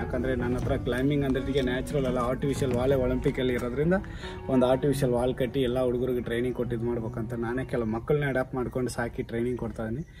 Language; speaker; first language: Kannada; non-native, local second language; Tamil